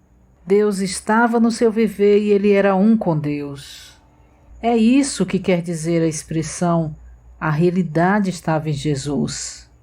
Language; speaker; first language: Portuguese; native; Portuguese